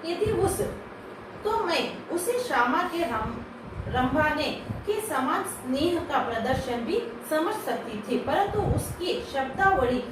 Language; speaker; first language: Hindi; non-native, local second language; Kannada